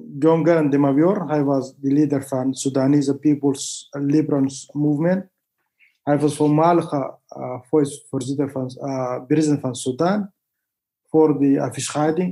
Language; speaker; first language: Dutch; non-native, learner; Arabic